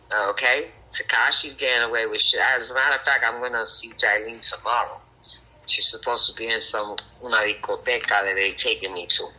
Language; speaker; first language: English; early bilingual, other home language; Spanish